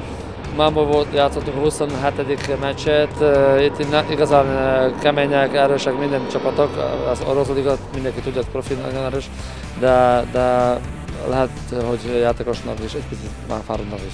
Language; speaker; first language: Hungarian; non-native, learner; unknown